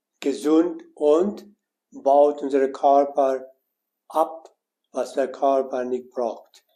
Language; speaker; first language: German; non-native, learner; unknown